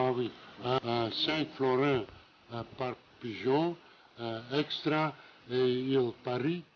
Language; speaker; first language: French; non-native, learner; Dutch